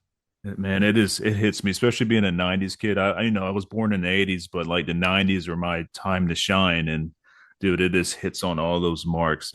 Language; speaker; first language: English; native; English